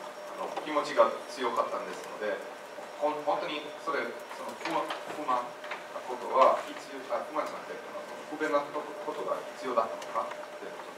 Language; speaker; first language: Japanese; non-native, fluent; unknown